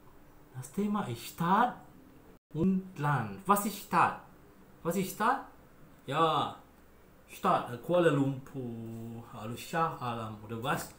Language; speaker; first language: German; non-native, learner; Malay